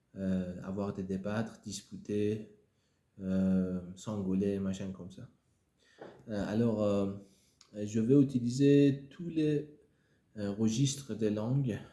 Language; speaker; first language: French; non-native, fluent; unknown